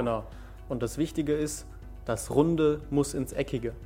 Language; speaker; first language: German; early bilingual, other home language; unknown